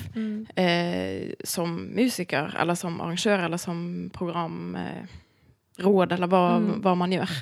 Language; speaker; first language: Swedish; non-native, fluent; Norwegian